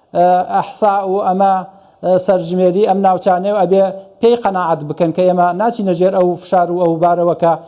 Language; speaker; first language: Central Kurdish; native; Central Kurdish